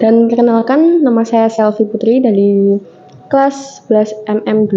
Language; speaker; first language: Indonesian; non-native, local second language; Javanese